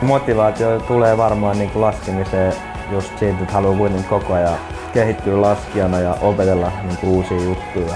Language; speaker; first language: Finnish; native; Finnish